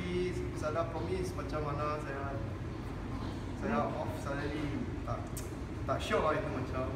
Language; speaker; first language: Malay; non-native, local second language; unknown